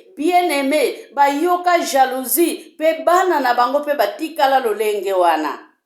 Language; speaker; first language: Lingala; non-native, local second language; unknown